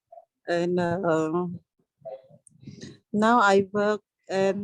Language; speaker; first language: English; non-native, learner; Khmer